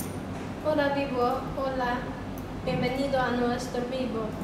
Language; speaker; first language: Spanish; non-native, learner; Chinese